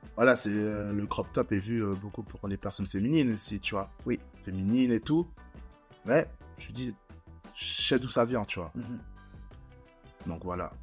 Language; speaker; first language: French; native; French